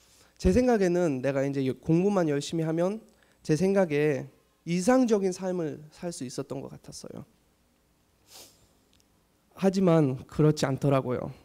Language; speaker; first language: Korean; early bilingual, heritage; Korean